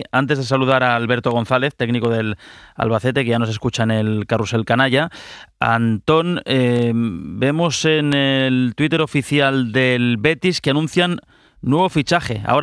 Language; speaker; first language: Spanish; native; Spanish